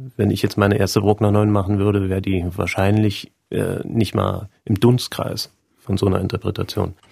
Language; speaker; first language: German; native; German